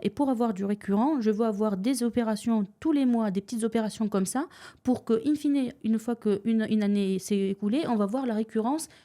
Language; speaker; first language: French; non-native, local second language; Arabic